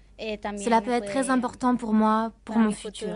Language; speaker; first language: French; non-native, fluent; Spanish